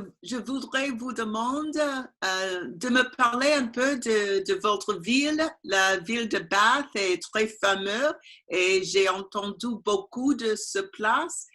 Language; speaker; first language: French; non-native, learner; English